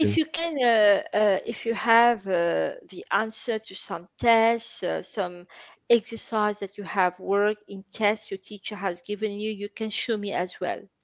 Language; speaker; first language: English; non-native, fluent; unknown